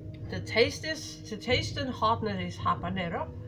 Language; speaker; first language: English; non-native, learner; Finnish